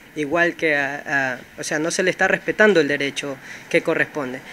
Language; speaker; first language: Spanish; native; Spanish